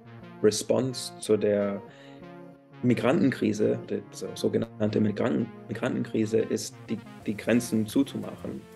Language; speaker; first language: German; early bilingual, heritage; English